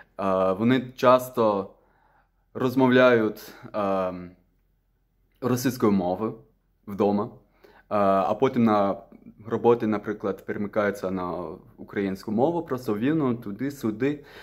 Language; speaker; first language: Ukrainian; non-native, fluent; Dutch